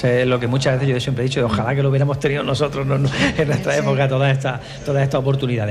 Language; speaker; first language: Spanish; native; Spanish